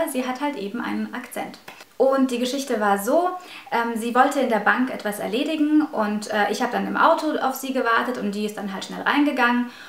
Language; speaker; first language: German; early bilingual, other home language; Russian